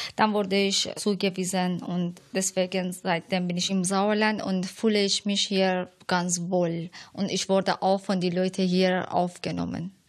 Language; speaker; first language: German; non-native, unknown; Persian